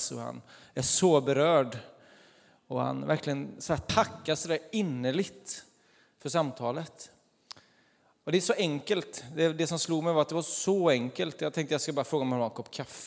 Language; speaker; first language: Swedish; native; Swedish